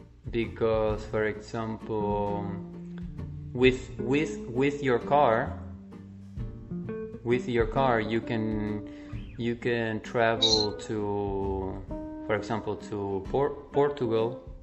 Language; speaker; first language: English; non-native, fluent; Spanish